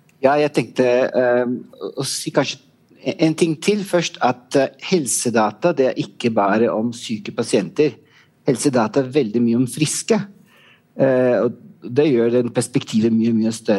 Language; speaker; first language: Norwegian; non-native, fluent; Italian